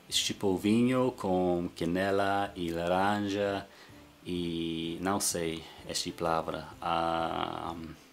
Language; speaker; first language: Portuguese; non-native, learner; English